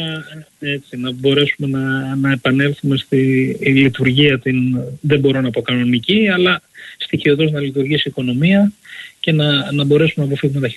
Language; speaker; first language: Greek; native; Greek